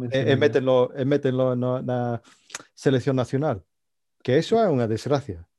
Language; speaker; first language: Galician; native; Galician